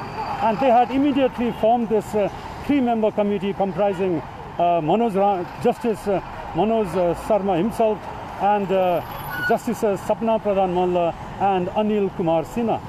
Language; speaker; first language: English; non-native, local second language; Nepali